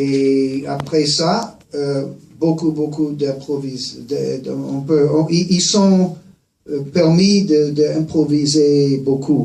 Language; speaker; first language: French; non-native, fluent; English